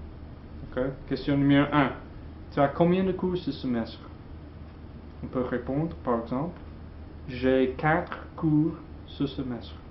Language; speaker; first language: French; non-native, fluent; English